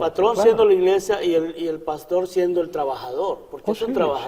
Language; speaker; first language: Spanish; native; Spanish